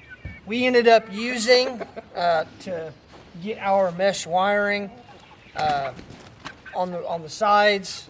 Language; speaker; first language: English; native; English